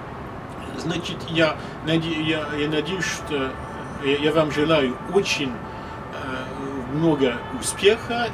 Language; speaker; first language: Russian; non-native, fluent; French